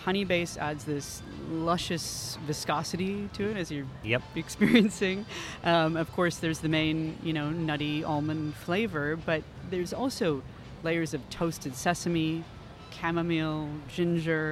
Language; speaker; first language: English; native; English